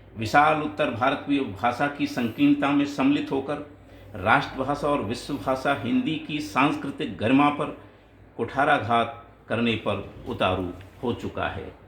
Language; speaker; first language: Hindi; native; Hindi